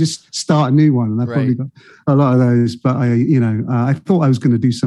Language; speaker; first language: English; native; English